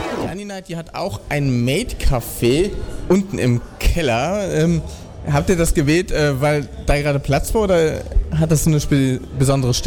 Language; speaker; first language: German; native; German